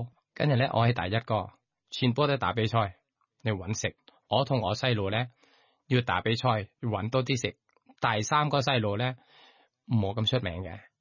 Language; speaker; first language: Cantonese; non-native, learner; Thai